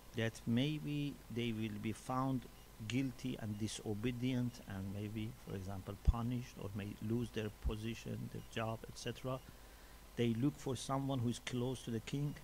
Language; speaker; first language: English; non-native, fluent; Persian